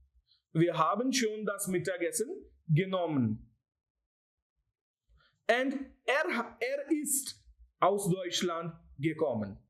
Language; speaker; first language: German; non-native, learner; Gujarati